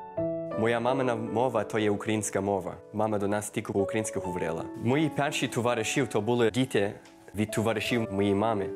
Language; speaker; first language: Ukrainian; early bilingual, heritage; Ukrainian